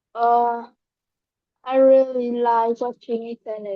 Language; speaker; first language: English; non-native, learner; Vietnamese